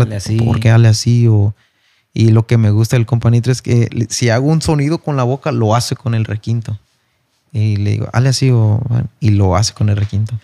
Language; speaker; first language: Spanish; early bilingual, heritage; Spanish